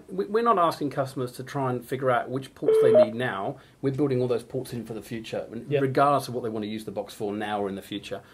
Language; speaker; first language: English; native; English